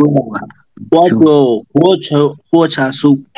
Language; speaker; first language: Chinese; non-native, learner; Bangla